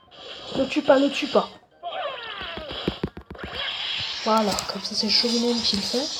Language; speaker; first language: French; native; French